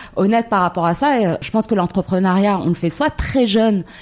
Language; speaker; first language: French; non-native, local second language; Arabic